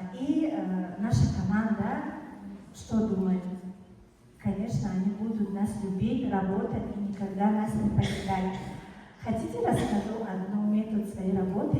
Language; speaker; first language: Russian; non-native, fluent; Tajik